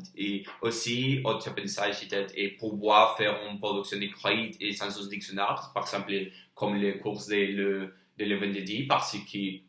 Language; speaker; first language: French; non-native, learner; Spanish